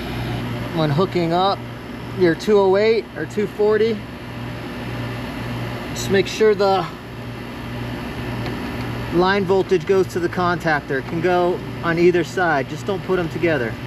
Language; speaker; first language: English; native; English